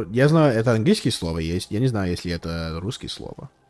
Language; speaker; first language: Russian; non-native, learner; English